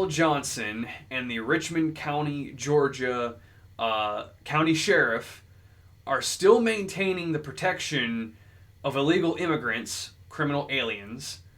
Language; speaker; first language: English; native; English